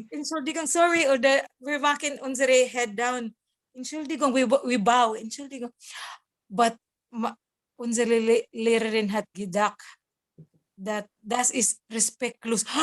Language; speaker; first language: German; non-native, learner; Cebuano